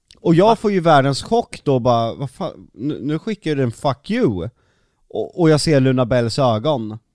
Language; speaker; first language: Swedish; native; Swedish